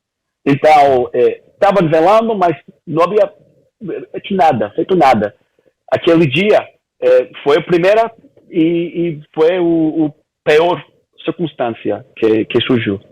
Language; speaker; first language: Portuguese; early bilingual, heritage; Portuguese